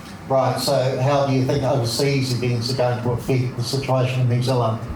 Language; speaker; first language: English; native; English